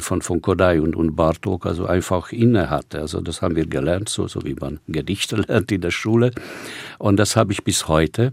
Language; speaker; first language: German; non-native, fluent; Hungarian